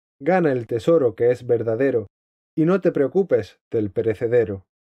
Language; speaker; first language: Spanish; native; Spanish